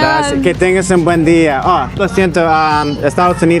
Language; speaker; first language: Spanish; non-native, learner; English